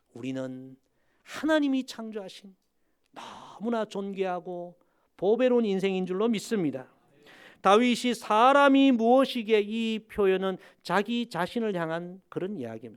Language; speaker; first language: Korean; native; Korean